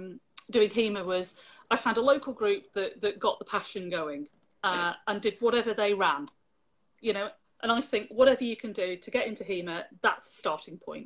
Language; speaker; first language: English; native; English